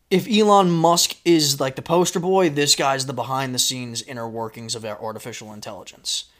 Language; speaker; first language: English; native; English